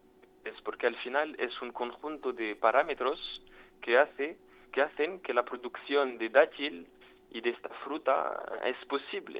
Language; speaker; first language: Spanish; non-native, fluent; French